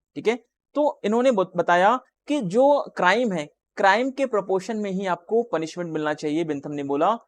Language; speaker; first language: Hindi; native; Hindi